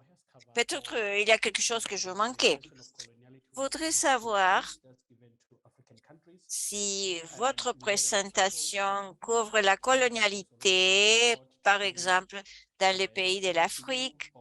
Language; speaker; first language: French; non-native, fluent; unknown